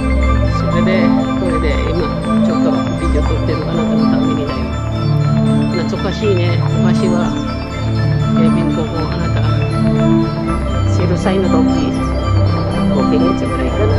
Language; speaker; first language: Japanese; non-native, learner; Filipino